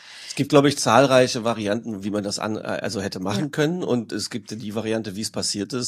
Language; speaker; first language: German; native; German